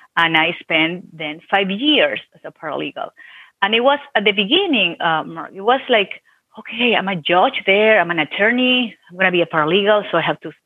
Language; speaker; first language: English; non-native, fluent; Spanish